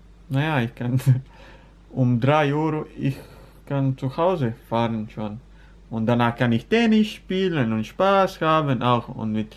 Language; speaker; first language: German; non-native, learner; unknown